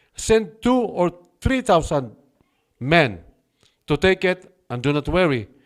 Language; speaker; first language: English; non-native, local second language; Filipino